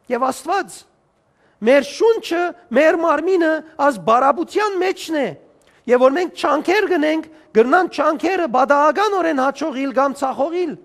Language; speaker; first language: Armenian; native; Armenian